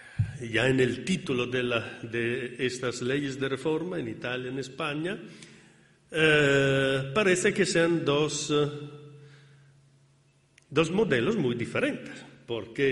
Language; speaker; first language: Spanish; non-native, fluent; Italian